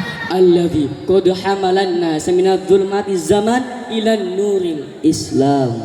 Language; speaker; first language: Arabic; non-native, learner; Indonesian